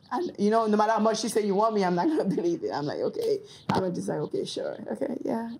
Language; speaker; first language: English; early bilingual, other home language; Haitian Creole